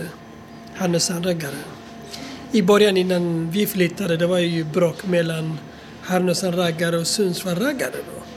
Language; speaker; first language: Swedish; non-native, fluent; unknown